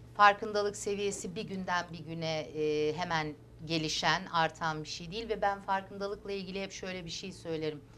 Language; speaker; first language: Turkish; early bilingual, heritage; Turkish